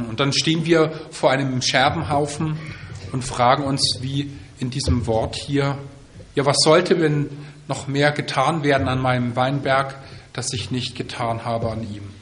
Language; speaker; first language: German; native; German